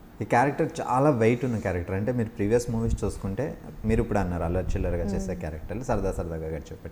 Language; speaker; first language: Telugu; native; Telugu